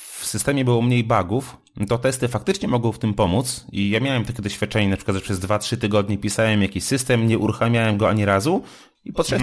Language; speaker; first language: Polish; native; Polish